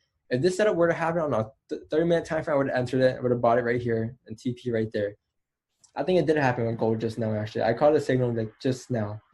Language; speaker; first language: English; native; English